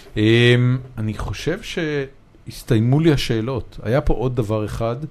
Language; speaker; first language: Hebrew; native; Hebrew